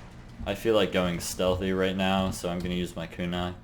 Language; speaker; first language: English; native; English